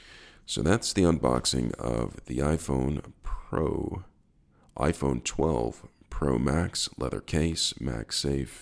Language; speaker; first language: English; native; English